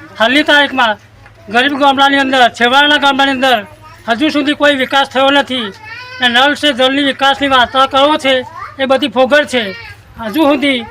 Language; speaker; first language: Gujarati; native; Gujarati